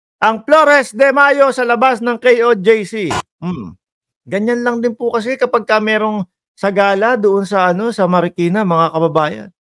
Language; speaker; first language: Filipino; native; Filipino